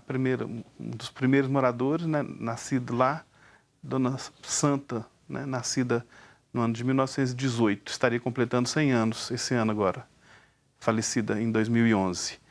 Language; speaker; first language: Portuguese; native; Portuguese